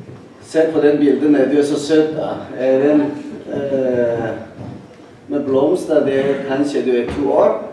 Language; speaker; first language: Norwegian; non-native, learner; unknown